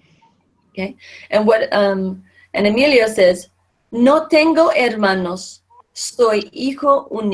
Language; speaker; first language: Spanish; non-native, fluent; English